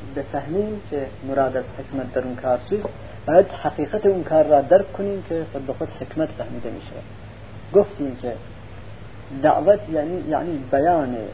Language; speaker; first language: Persian; non-native, local second language; Central Kurdish